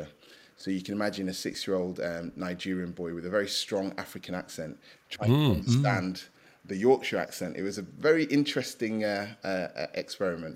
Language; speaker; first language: English; native; English